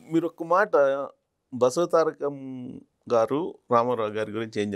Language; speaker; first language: Telugu; native; Telugu